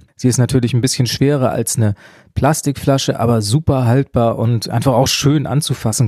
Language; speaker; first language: German; native; German